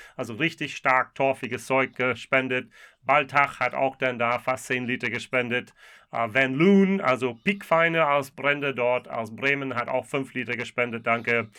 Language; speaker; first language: German; non-native, fluent; English